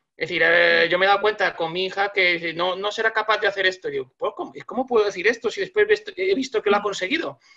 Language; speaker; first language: Spanish; native; Spanish